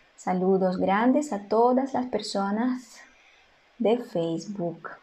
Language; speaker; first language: Spanish; non-native, fluent; Russian